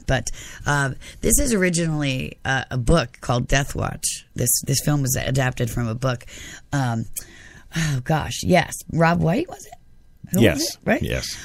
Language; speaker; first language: English; native; English